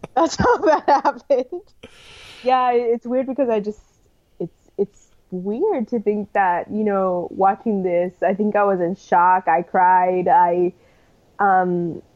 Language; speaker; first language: English; early bilingual, other home language; Spanish